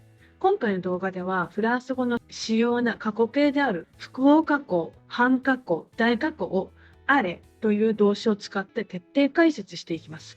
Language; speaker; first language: Japanese; native; Japanese